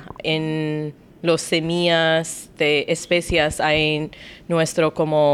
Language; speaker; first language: Spanish; non-native, learner; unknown